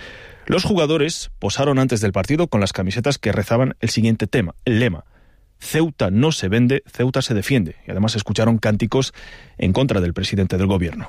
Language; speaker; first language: Spanish; non-native, local second language; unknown